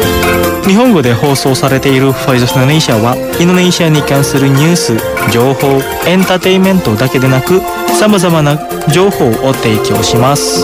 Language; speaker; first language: Japanese; non-native, fluent; Indonesian